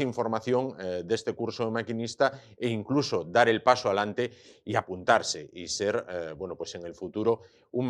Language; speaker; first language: Spanish; native; Spanish